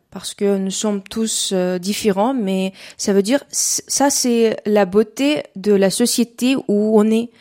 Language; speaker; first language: French; non-native, fluent; Uzbek